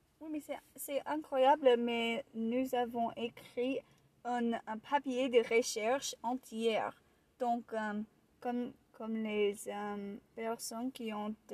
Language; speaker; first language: French; non-native, learner; English